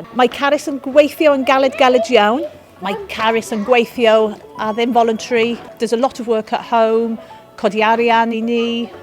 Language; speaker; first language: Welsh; non-native, local second language; English